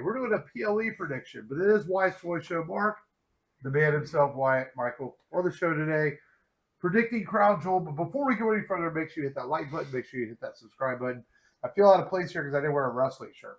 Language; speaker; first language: English; native; English